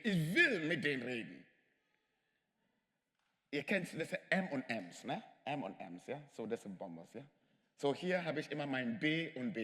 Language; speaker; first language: German; non-native, fluent; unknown